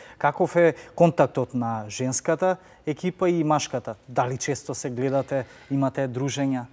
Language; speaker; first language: Macedonian; native; Macedonian